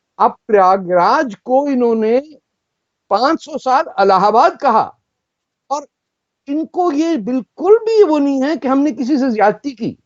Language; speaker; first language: Urdu; non-native, local second language; Punjabi